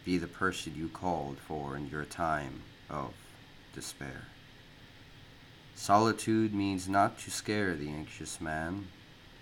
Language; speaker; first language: English; native; English